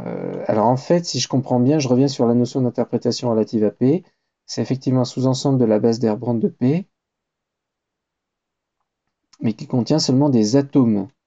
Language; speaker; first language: French; native; French